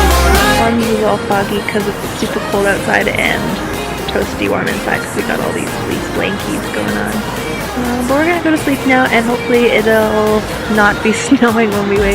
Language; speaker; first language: English; native; English